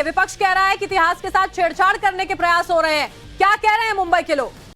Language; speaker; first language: Hindi; native; Hindi